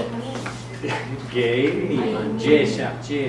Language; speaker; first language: Chinese; non-native, learner; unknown